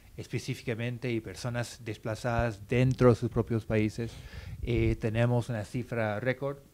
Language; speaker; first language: Spanish; non-native, fluent; English